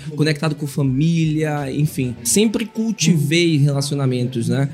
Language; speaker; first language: Portuguese; native; Portuguese